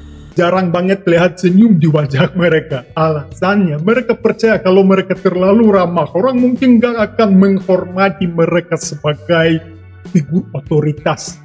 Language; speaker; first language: Indonesian; non-native, fluent; Russian